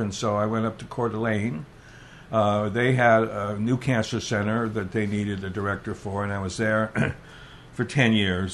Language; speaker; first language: English; native; English